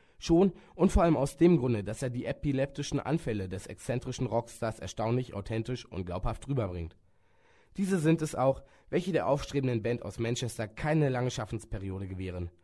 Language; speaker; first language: German; native; German